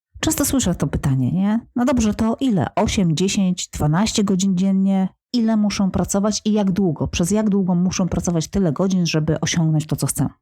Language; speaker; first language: Polish; native; Polish